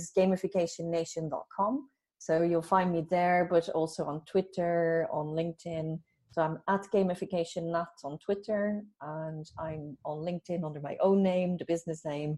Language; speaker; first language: English; native; English